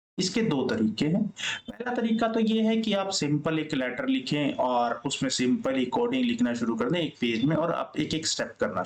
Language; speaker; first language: Hindi; native; Hindi